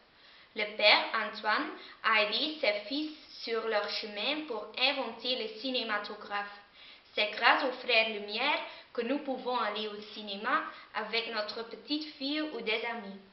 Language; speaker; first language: French; non-native, learner; Dutch